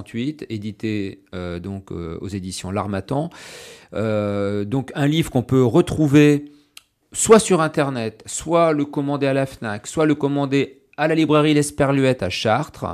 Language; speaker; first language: French; native; French